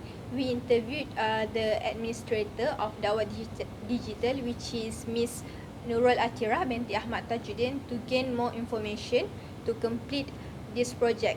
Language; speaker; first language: English; non-native, learner; Malay